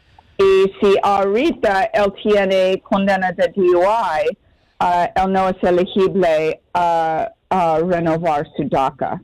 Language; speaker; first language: Spanish; non-native, fluent; English